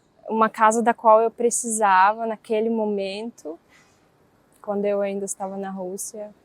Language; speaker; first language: Portuguese; non-native, fluent; Russian